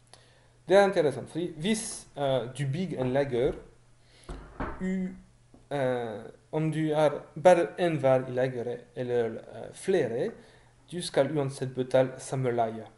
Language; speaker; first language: Norwegian; non-native, fluent; French